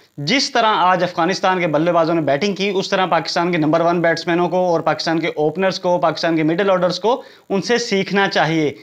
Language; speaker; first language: Urdu; native; Urdu